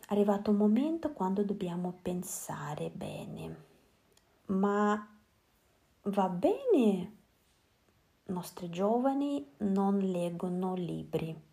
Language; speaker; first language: Italian; non-native, learner; Russian